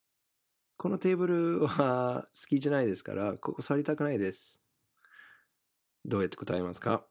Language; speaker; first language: Japanese; non-native, fluent; English